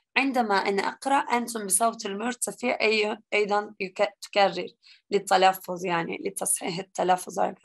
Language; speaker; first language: Arabic; non-native, learner; Turkish